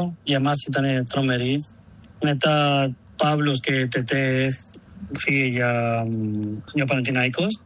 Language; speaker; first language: Greek; non-native, learner; Spanish